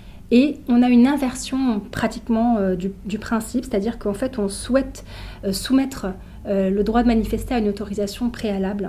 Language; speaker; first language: French; native; French